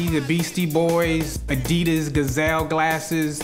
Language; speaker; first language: English; native; English